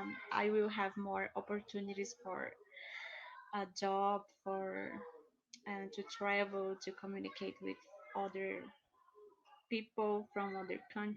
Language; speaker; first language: English; non-native, learner; Portuguese